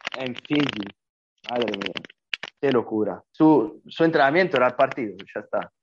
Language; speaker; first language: Spanish; non-native, fluent; Italian